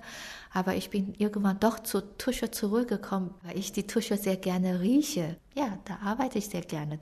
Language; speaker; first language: German; non-native, fluent; Chinese